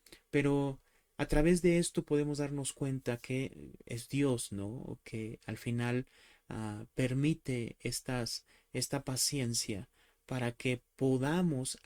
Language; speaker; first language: Spanish; native; Spanish